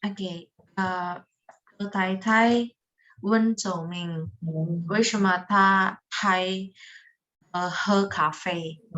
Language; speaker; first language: Chinese; non-native, learner; Indonesian